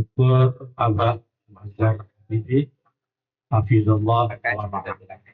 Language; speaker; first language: Arabic; non-native, fluent; Indonesian